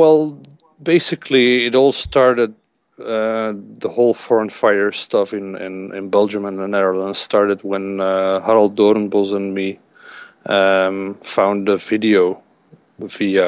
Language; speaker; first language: English; non-native, fluent; Dutch